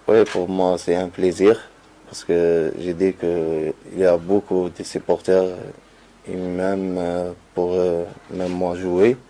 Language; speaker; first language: French; non-native, learner; Arabic